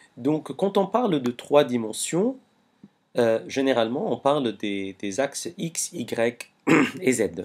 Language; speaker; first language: French; non-native, local second language; Arabic